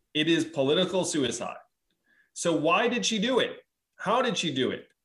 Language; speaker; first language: English; native; English